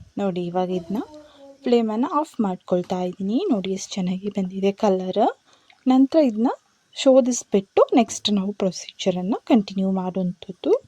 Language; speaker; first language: Kannada; non-native, local second language; Kodava